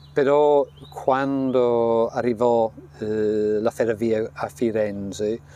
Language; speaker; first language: Italian; non-native, fluent; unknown